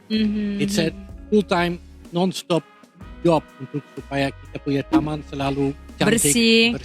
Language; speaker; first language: Indonesian; non-native, fluent; Dutch